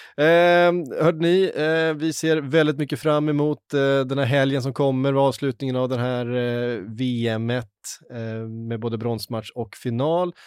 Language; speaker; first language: Swedish; native; Swedish